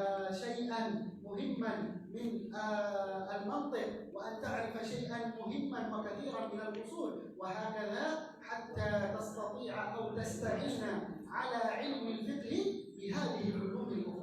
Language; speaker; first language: Arabic; native; Arabic